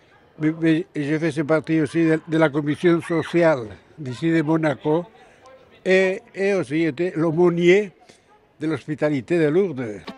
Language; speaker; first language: French; non-native, fluent; Spanish